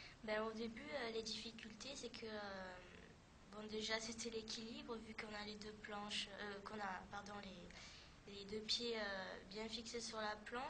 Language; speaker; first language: French; native; French